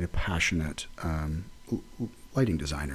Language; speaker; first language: English; native; English